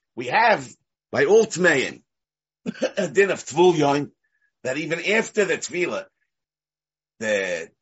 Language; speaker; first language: English; native; English